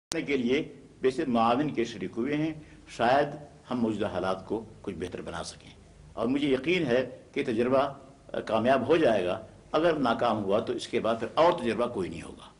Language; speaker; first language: Urdu; non-native, local second language; Pashto